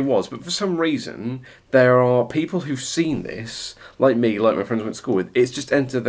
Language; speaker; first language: English; native; English